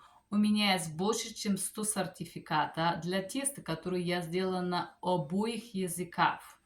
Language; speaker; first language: Russian; non-native, fluent; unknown